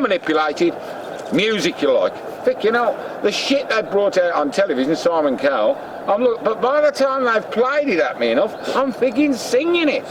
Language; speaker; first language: English; native; English